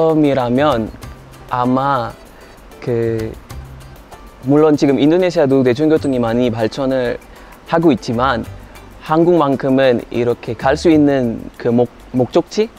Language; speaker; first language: Korean; non-native, fluent; Indonesian